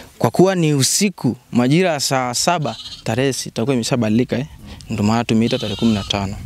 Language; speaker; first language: Swahili; non-native, local second language; Masai